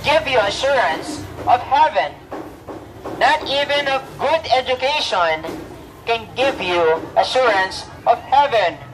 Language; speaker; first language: English; non-native, local second language; Filipino